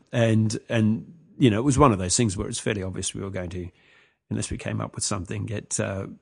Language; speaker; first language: English; native; English